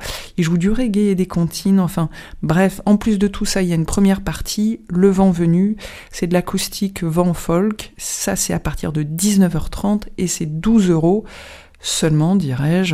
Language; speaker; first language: French; native; French